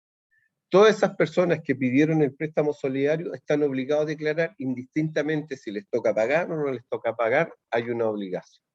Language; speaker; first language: Spanish; native; Spanish